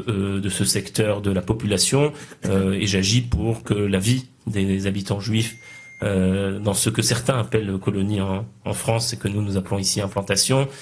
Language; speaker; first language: French; native; French